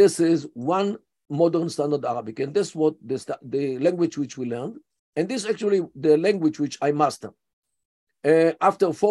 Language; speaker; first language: English; non-native, fluent; Yiddish